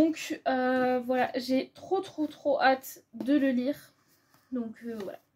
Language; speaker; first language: French; native; French